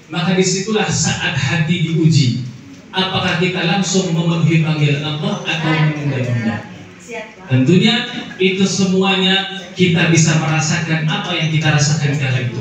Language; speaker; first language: Indonesian; native; Indonesian